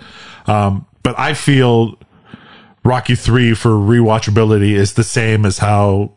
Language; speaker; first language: English; native; English